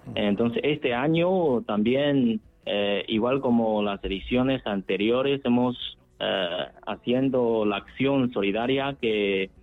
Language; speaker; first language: Spanish; non-native, fluent; Chinese